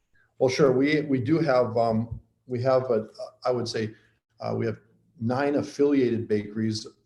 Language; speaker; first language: English; native; English